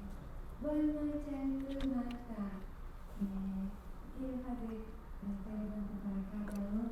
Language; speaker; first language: Portuguese; non-native, learner; Japanese